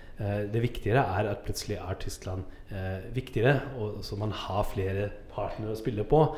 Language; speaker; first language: Norwegian; non-native, fluent; German